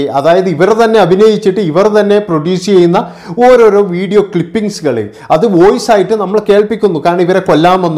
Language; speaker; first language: Malayalam; native; Malayalam